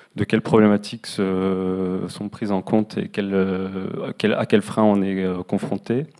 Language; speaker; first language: French; native; French